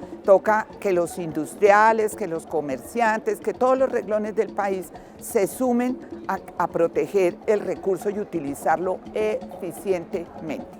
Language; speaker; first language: Spanish; native; Spanish